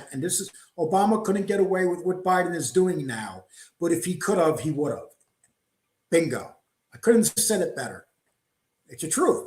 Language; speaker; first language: English; native; English